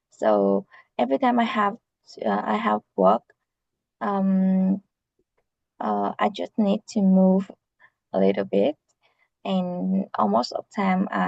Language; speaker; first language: English; non-native, learner; Vietnamese